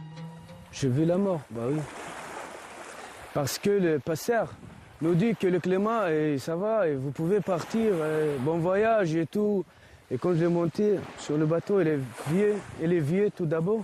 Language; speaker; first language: French; non-native, local second language; Arabic